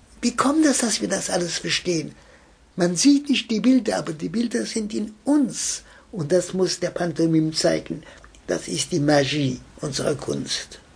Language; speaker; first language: German; non-native, fluent; French